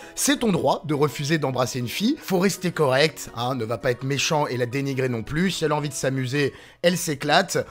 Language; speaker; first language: French; native; French